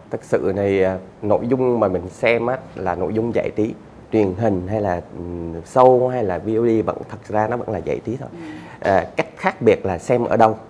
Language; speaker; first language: Vietnamese; native; Vietnamese